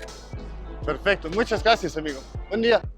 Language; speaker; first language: Spanish; non-native, learner; Danish